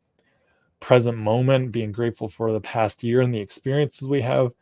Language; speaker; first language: English; native; English